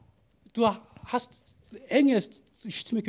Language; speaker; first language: German; non-native, learner; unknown